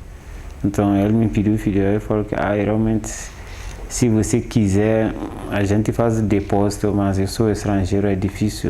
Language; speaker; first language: Portuguese; non-native, learner; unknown